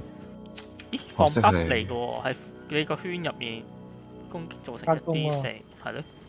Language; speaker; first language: Chinese; native; Chinese